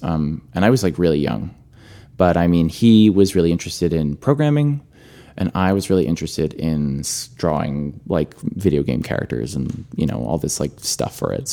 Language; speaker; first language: English; native; English